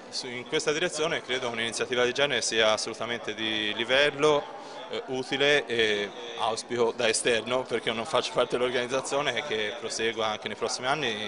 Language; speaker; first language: Italian; native; Italian